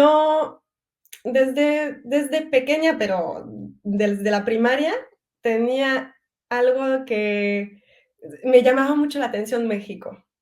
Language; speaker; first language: Spanish; early bilingual, heritage; French